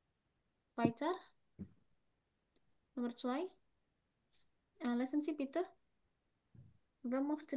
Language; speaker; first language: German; non-native, fluent; Indonesian